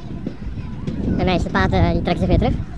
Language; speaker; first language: Dutch; native; Dutch